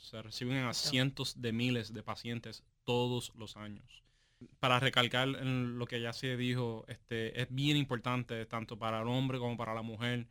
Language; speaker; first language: Spanish; native; Spanish